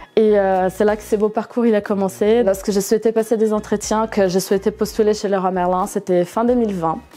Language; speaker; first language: French; non-native, fluent; Portuguese